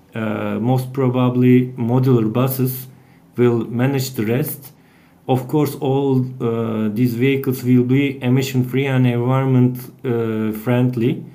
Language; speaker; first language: English; non-native, fluent; Turkish